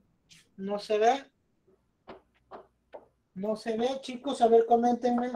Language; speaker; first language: Spanish; native; Spanish